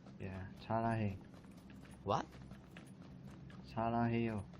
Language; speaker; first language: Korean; non-native, learner; Chinese